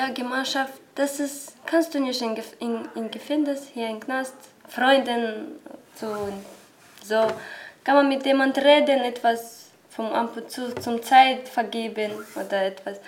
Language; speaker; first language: German; non-native, learner; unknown